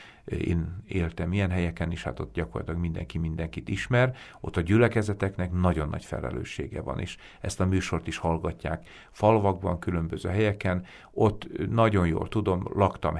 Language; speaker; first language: Hungarian; native; Hungarian